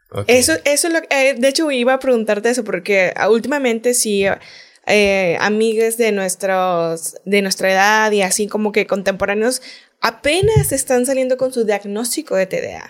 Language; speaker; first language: Spanish; native; Spanish